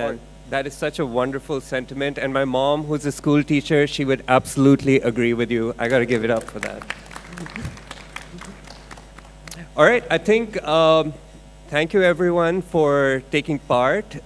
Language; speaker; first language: English; non-native, local second language; Urdu